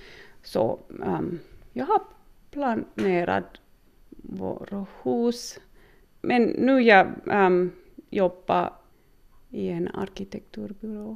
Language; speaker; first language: Swedish; early bilingual, heritage; Finnish